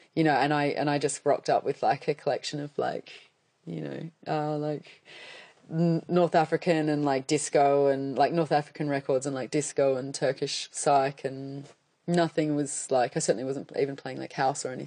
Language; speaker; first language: English; native; English